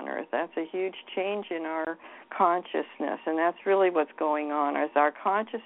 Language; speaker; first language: English; native; English